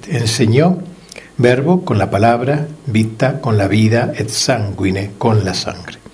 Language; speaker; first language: Spanish; native; Spanish